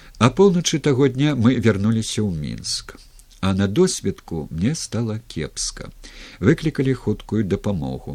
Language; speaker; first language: Belarusian; native; Belarusian